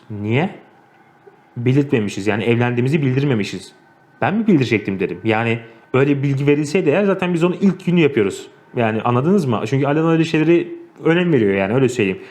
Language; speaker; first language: Turkish; native; Turkish